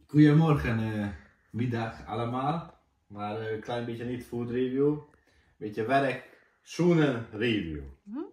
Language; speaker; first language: Dutch; non-native, learner; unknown